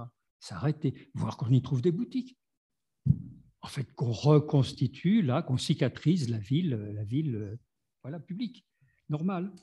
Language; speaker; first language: French; native; French